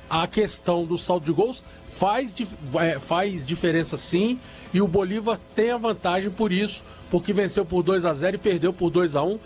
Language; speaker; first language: Portuguese; native; Portuguese